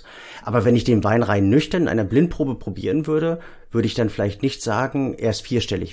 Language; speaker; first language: German; native; German